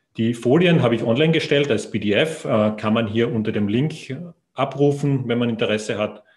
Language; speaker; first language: German; native; German